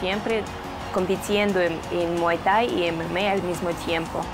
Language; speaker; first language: Spanish; non-native, fluent; Russian